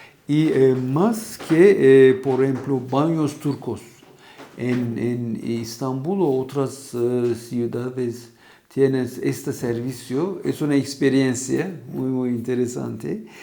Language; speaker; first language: Spanish; non-native, fluent; Turkish